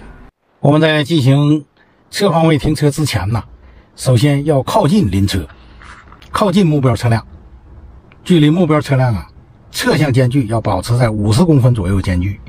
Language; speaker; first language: Chinese; native; Chinese